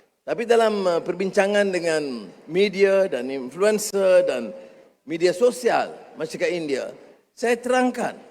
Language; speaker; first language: Malay; native; Malay